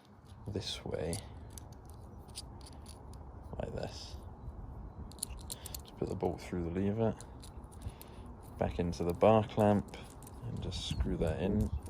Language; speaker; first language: English; native; English